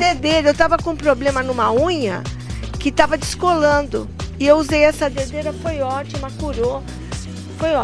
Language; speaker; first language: Portuguese; native; Portuguese